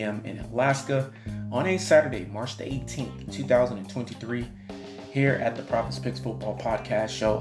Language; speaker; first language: English; native; English